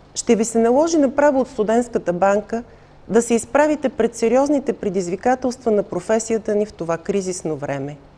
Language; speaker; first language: Bulgarian; native; Bulgarian